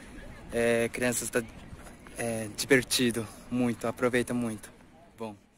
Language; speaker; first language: Portuguese; non-native, learner; Japanese